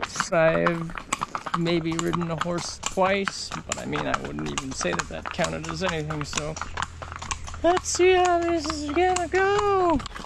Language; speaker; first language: English; native; English